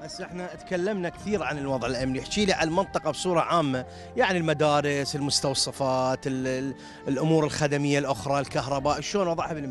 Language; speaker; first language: Arabic; native; Arabic